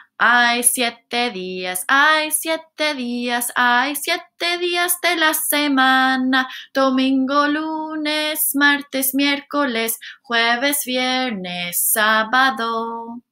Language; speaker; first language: Spanish; non-native, fluent; English